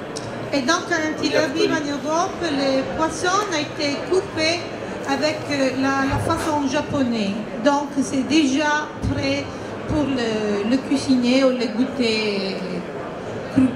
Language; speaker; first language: French; non-native, fluent; Italian